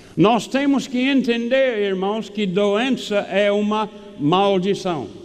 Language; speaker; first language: Portuguese; non-native, fluent; English